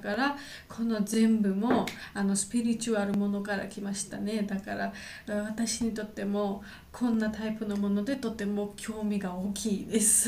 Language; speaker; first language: Japanese; non-native, learner; Georgian